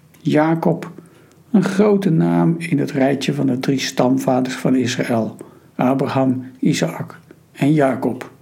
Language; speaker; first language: Dutch; native; Dutch